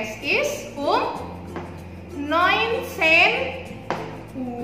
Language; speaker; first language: German; non-native, learner; Indonesian